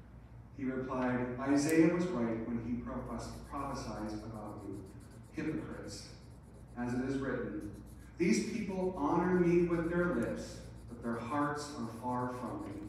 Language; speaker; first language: English; native; English